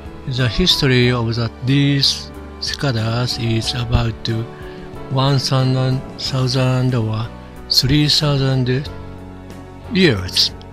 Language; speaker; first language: English; non-native, fluent; Japanese